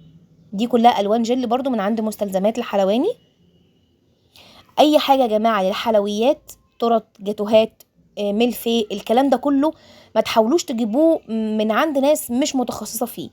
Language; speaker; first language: Arabic; native; Arabic